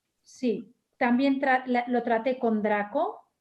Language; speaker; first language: Spanish; native; Spanish